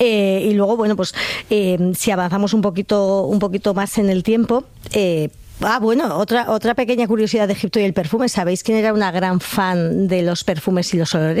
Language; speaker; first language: Spanish; native; Spanish